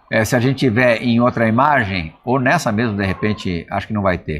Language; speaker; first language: Portuguese; native; Portuguese